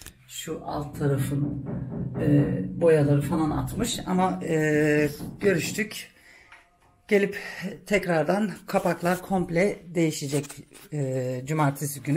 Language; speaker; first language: Turkish; early bilingual, heritage; Turkish